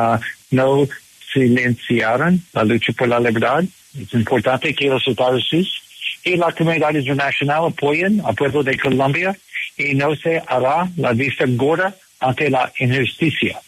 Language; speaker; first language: Spanish; non-native, learner; English